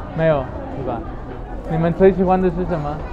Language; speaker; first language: Chinese; non-native, fluent; Spanish